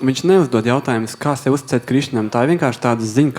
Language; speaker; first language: Latvian; native; Latvian